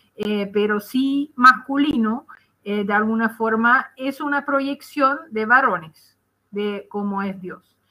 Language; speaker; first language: Spanish; non-native, fluent; Dutch